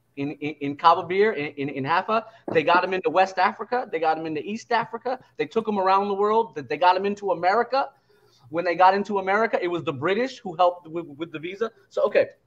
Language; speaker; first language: English; native; English